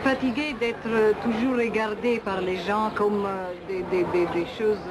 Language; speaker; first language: French; non-native, fluent; Italian